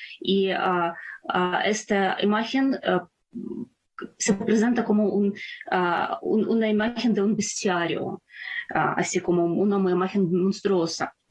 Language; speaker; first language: Spanish; non-native, fluent; Ukrainian